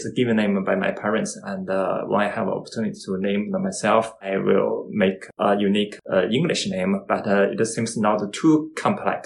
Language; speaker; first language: English; non-native, learner; Chinese